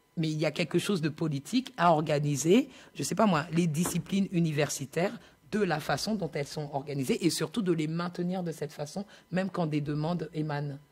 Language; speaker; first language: French; native; French